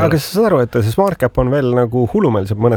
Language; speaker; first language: Estonian; native; Estonian